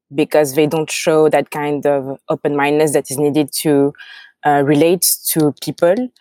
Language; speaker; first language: English; non-native, fluent; French